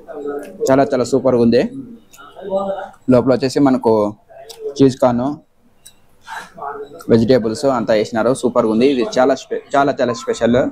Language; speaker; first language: Telugu; native; Telugu